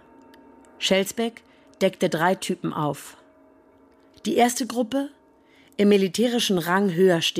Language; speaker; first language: German; native; German